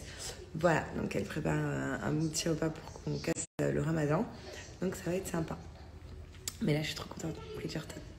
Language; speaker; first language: French; native; French